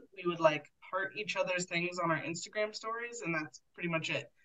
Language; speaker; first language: English; native; English